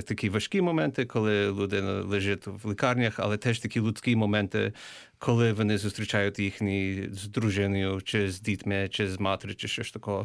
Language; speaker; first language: Ukrainian; early bilingual, heritage; English